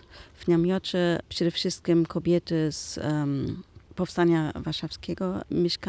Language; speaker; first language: Polish; non-native, learner; German